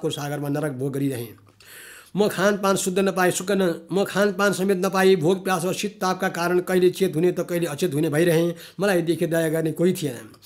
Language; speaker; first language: Nepali; native; Nepali